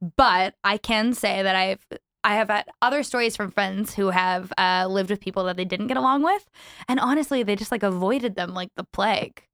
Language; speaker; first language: English; native; English